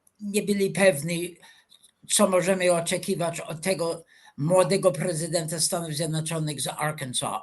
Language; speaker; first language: Polish; non-native, fluent; English